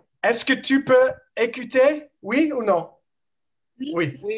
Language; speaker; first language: French; non-native, learner; English